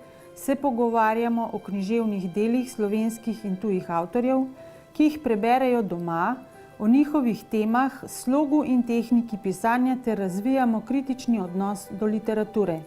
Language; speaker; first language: Slovenian; native; Slovenian